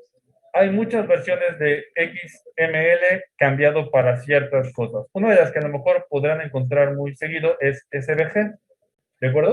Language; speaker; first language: Spanish; native; Spanish